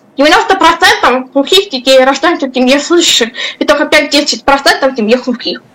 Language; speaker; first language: Russian; non-native, local second language; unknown